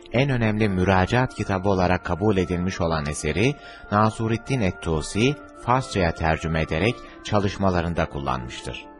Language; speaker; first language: Turkish; native; Turkish